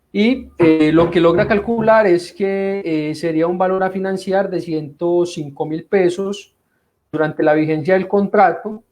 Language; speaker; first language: Spanish; native; Spanish